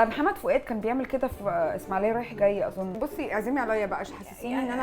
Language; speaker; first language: Arabic; native; Arabic